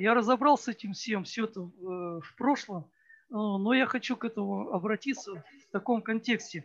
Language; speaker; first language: Russian; native; Russian